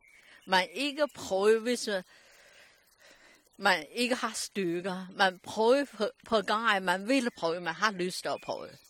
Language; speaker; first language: Danish; non-native, learner; Chinese